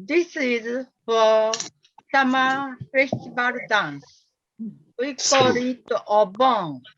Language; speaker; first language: English; non-native, learner; Japanese